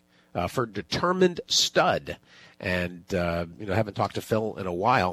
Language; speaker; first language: English; native; English